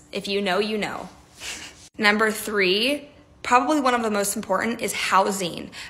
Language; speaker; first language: English; native; English